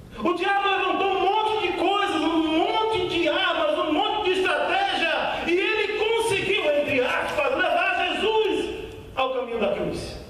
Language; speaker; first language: Portuguese; native; Portuguese